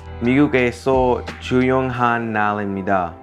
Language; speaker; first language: Korean; non-native, learner; English